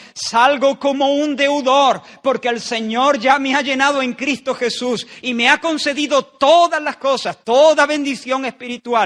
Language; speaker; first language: Spanish; native; Spanish